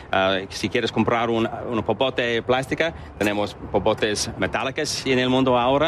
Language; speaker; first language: Spanish; non-native, learner; English